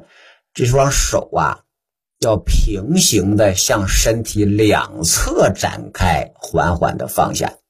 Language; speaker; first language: Chinese; native; Chinese